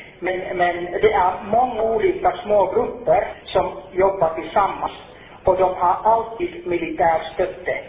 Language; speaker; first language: Swedish; non-native, fluent; Finnish